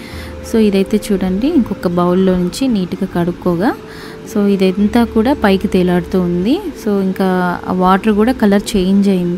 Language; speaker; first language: Telugu; native; Telugu